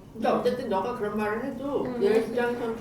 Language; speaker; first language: Korean; native; Korean